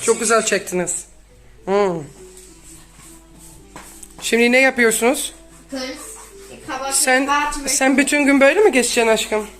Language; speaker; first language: Turkish; non-native, learner; Dutch